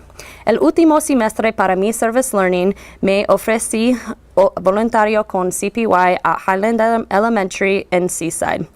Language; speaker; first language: Spanish; non-native, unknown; English